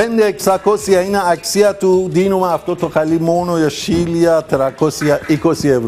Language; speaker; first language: Greek; non-native, fluent; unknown